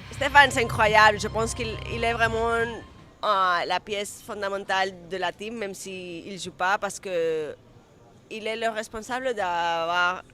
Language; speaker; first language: French; non-native, fluent; Spanish